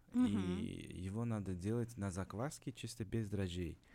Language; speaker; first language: Russian; non-native, local second language; Uzbek